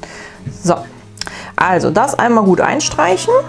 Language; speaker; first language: German; native; German